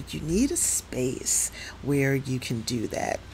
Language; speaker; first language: English; native; English